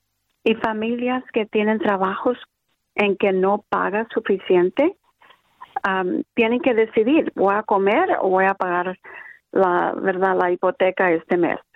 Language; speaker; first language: Spanish; early bilingual, other home language; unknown